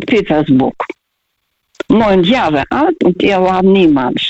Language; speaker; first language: German; non-native, fluent; Russian